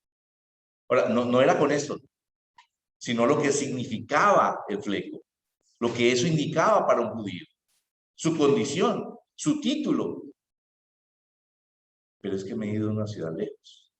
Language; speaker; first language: Spanish; native; Spanish